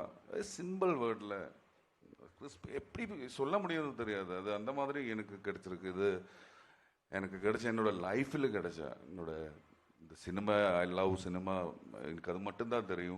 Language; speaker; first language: Tamil; non-native, learner; Malayalam